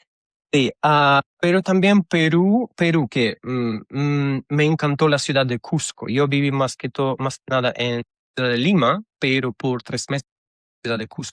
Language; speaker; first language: Spanish; non-native, fluent; Russian